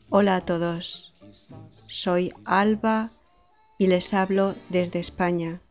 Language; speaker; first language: Spanish; native; Spanish